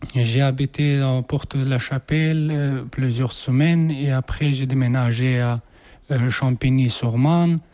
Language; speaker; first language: French; non-native, learner; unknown